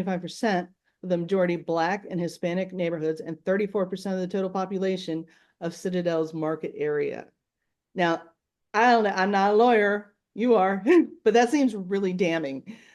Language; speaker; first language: English; native; English